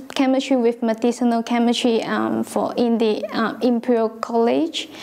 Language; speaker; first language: English; non-native, local second language; Cantonese